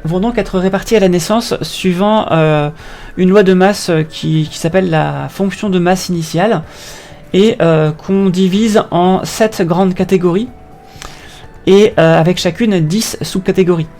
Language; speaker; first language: French; native; French